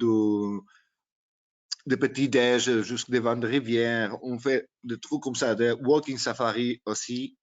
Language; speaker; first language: French; non-native, learner; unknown